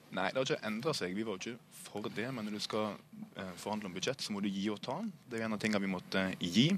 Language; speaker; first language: Norwegian; native; Norwegian